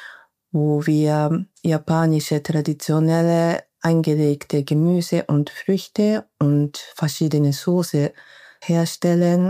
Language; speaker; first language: German; non-native, learner; Japanese